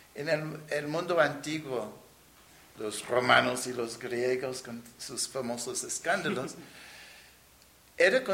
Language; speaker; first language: Spanish; non-native, fluent; English